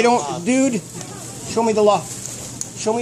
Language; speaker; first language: English; non-native, fluent; Punjabi